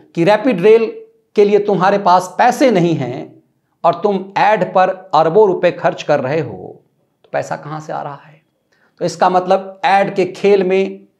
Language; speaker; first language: Hindi; native; Hindi